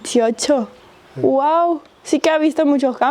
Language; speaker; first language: Spanish; non-native, fluent; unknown